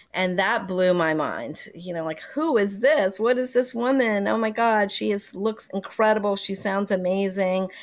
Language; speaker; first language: English; native; English